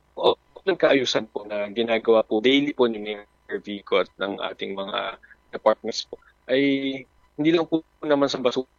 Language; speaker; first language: Filipino; native; Filipino